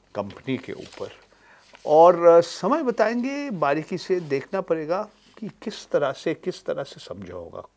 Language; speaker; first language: Hindi; native; Hindi